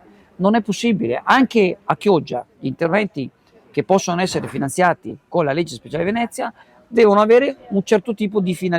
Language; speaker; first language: Italian; native; Italian